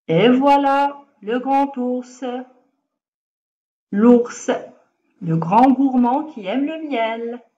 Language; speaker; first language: French; non-native, local second language; Arabic